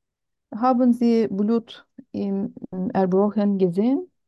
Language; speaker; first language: German; non-native, learner; Turkish